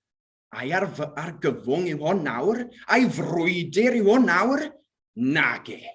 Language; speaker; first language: Welsh; native; Welsh